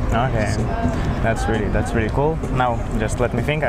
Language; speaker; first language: English; non-native, fluent; Polish